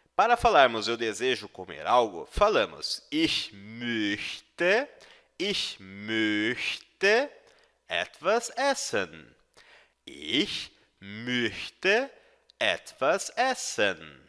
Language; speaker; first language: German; non-native, fluent; Portuguese